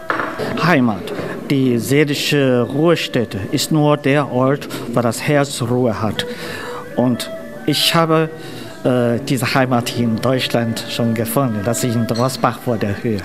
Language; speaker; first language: German; non-native, fluent; Chinese